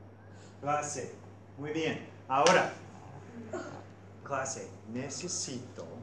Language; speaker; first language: Spanish; non-native, fluent; English